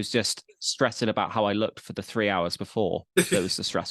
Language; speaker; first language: English; native; English